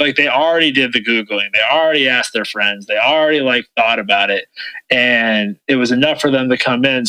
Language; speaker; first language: English; native; English